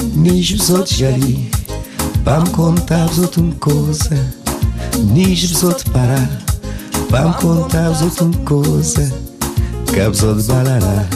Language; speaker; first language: Portuguese; non-native, local second language; Kabuverdianu